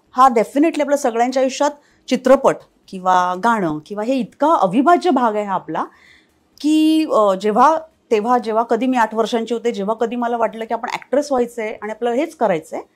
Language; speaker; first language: Marathi; native; Marathi